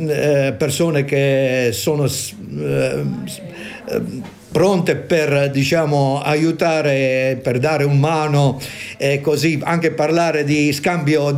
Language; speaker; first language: Italian; non-native, fluent; Croatian